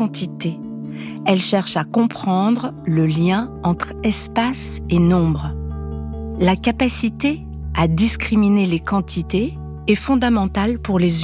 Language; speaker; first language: French; native; French